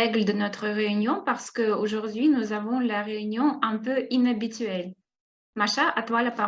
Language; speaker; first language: French; non-native, fluent; Russian